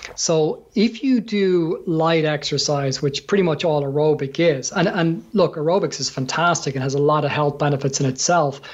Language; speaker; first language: English; native; English